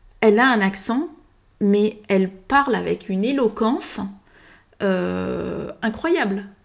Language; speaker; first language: French; early bilingual, heritage; French